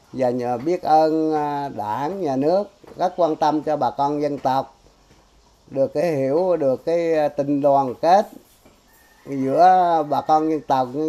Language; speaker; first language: Vietnamese; non-native, local second language; Eastern Cham